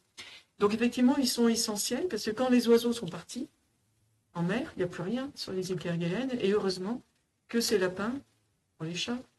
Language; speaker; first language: French; native; French